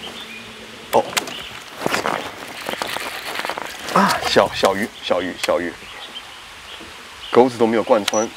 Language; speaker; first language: Chinese; native; Chinese